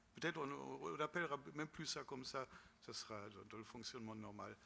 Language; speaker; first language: French; non-native, fluent; German